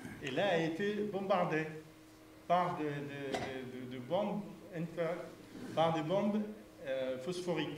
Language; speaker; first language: French; non-native, fluent; Arabic